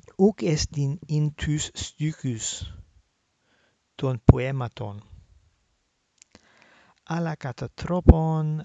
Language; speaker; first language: Greek; non-native, learner; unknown